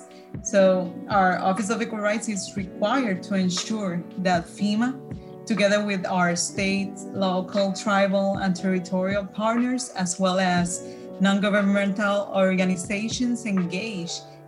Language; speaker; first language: English; non-native, fluent; Spanish